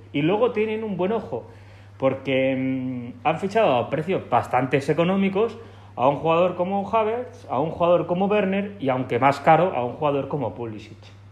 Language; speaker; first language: Spanish; non-native, local second language; Catalan